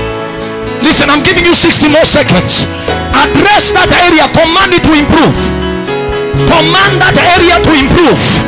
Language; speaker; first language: English; non-native, local second language; Swahili